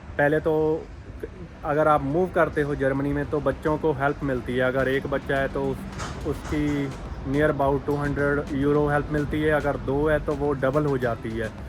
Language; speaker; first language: Hindi; non-native, local second language; Punjabi